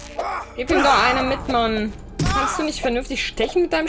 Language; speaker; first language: German; native; German